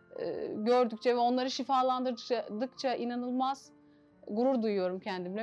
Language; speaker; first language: Turkish; native; Turkish